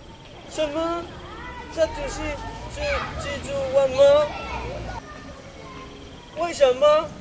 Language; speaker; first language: Chinese; non-native, learner; Spanish